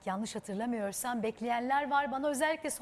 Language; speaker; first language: Turkish; native; Turkish